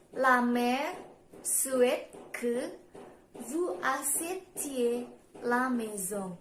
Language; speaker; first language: French; non-native, fluent; Indonesian